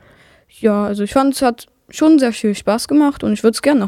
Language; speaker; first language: German; native; German